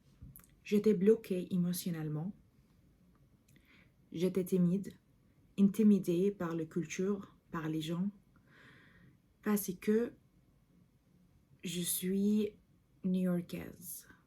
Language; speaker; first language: French; non-native, fluent; English